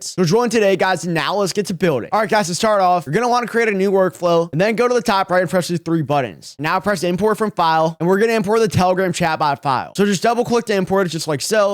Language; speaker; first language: English; native; English